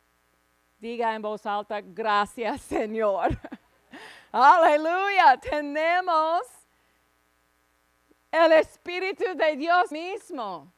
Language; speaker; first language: Spanish; non-native, fluent; English